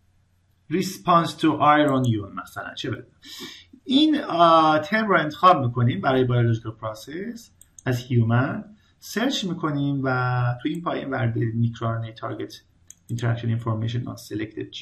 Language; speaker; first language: Persian; native; Persian